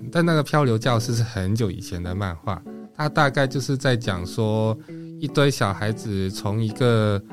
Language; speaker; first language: Chinese; non-native, local second language; Japanese